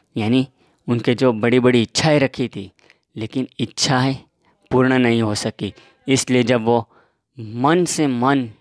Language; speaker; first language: Hindi; non-native, local second language; Gujarati